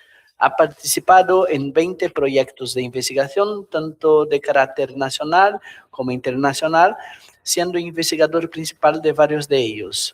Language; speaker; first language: Spanish; non-native, fluent; Portuguese